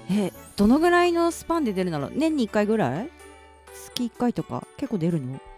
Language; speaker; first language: Japanese; native; Japanese